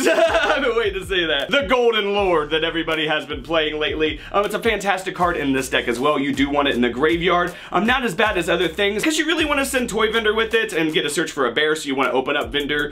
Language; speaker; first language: English; native; English